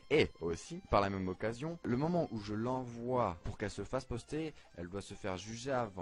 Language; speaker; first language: French; native; French